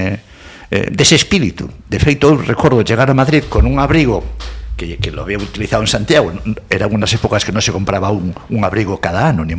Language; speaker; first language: Galician; non-native, local second language; Spanish